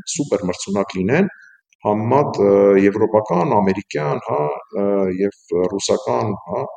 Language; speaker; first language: Armenian; native; Armenian